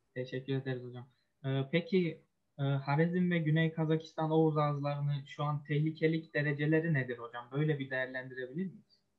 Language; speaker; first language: Turkish; native; Turkish